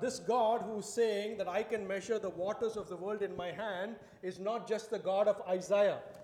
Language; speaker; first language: English; non-native, local second language; Tamil